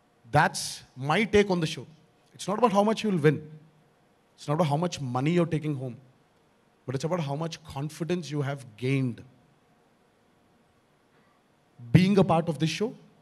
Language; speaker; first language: English; non-native, local second language; Telugu